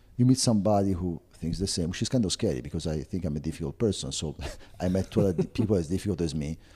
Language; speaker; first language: English; non-native, fluent; Italian